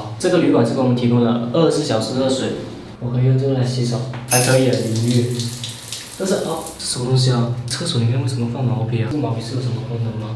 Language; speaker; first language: Chinese; native; Chinese